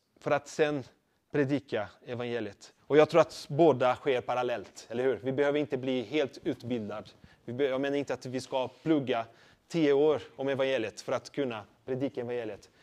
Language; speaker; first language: Swedish; non-native, fluent; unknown